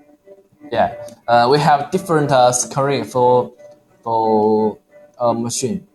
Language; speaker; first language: English; non-native, learner; Chinese